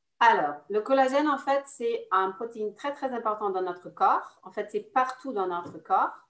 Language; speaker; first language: French; non-native, fluent; German